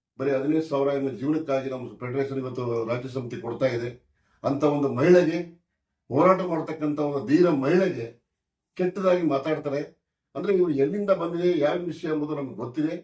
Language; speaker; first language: Kannada; native; Kannada